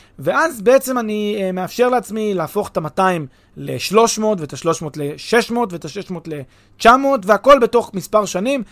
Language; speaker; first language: Hebrew; native; Hebrew